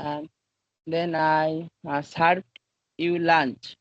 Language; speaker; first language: English; non-native, learner; Bangla